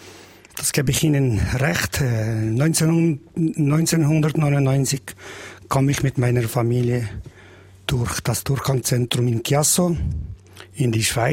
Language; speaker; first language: German; non-native, learner; Albanian